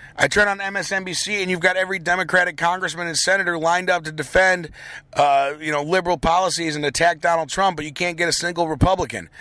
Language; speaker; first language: English; native; English